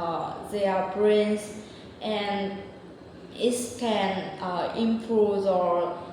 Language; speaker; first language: English; non-native, learner; Vietnamese